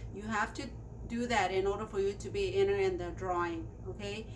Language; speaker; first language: English; non-native, fluent; Spanish